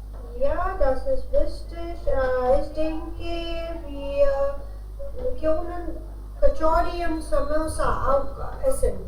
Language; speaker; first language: German; non-native, learner; Hindi